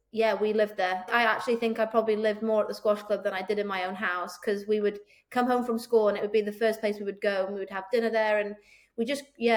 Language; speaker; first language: English; native; English